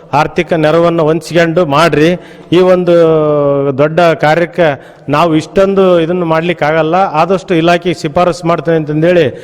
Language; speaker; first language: Kannada; native; Kannada